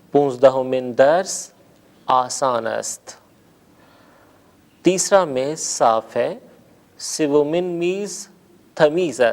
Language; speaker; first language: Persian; non-native, fluent; Urdu